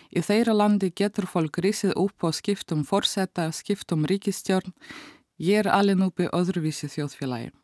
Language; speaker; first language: Icelandic; non-native, fluent; Russian